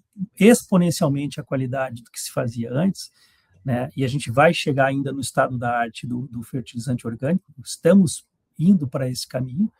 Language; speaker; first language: Portuguese; native; Portuguese